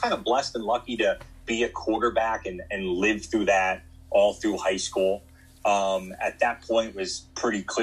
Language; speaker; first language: English; native; English